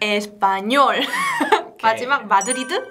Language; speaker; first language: Korean; native; Korean